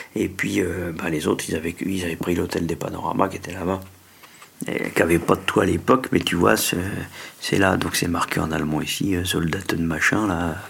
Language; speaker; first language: French; native; French